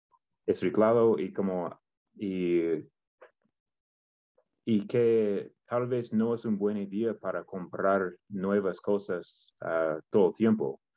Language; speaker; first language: Spanish; non-native, learner; English